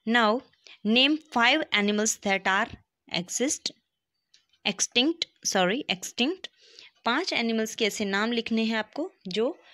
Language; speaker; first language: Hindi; non-native, local second language; Gujarati